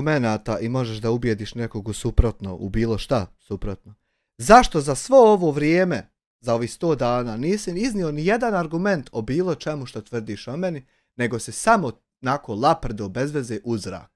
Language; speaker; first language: Bosnian; native; Bosnian